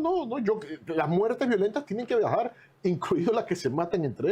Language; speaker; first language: Spanish; native; Spanish